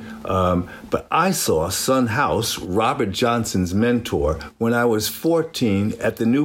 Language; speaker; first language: English; native; English